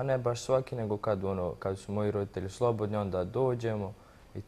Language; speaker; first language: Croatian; early bilingual, heritage; Croatian